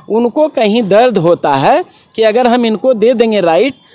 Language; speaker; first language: Hindi; native; Hindi